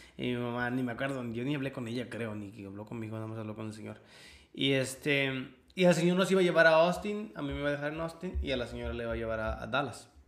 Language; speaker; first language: Spanish; early bilingual, other home language; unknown